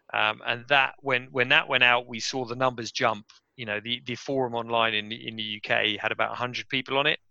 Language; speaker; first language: English; native; English